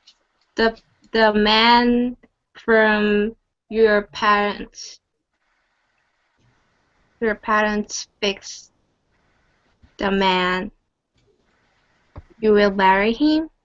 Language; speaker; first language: English; non-native, learner; Korean